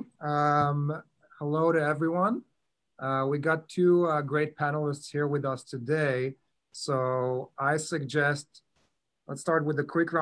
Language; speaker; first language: English; non-native, fluent; Hebrew